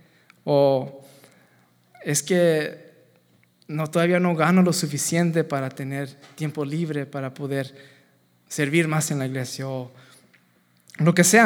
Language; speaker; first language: Spanish; native; Spanish